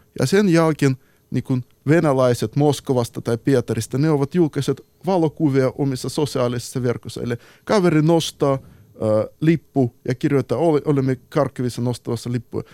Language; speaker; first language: Finnish; non-native, fluent; Ukrainian